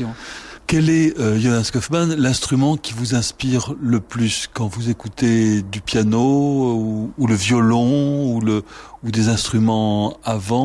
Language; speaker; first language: French; native; French